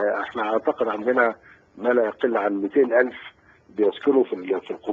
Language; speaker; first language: Arabic; native; Arabic